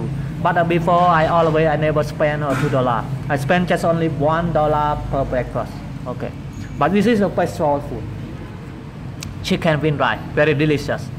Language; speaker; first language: English; non-native, learner; Khmer